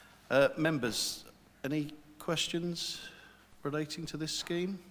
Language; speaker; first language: English; native; English